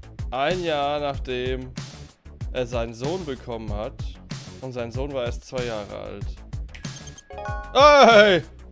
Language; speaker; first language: German; native; German